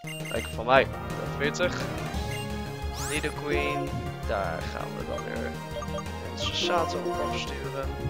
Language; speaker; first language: Dutch; native; Dutch